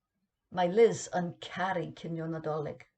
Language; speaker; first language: Welsh; non-native, learner; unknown